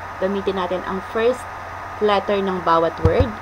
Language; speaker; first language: Filipino; native; Filipino